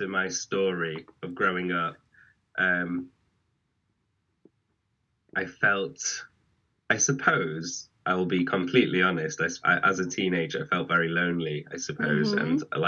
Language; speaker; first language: English; native; English